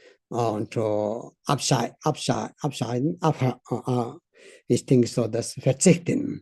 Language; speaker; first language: German; non-native, learner; Tibetan